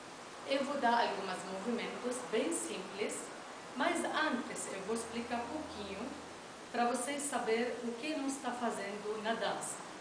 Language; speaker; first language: Portuguese; non-native, fluent; Arabic